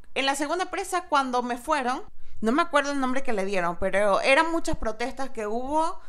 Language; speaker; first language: Spanish; native; Spanish